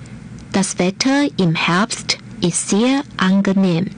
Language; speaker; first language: German; non-native, fluent; Chinese